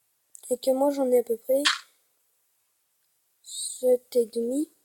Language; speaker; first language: French; native; French